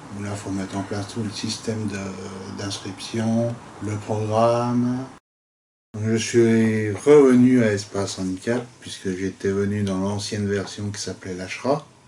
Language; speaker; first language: French; native; French